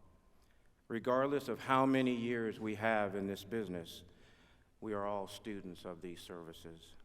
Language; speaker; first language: English; native; English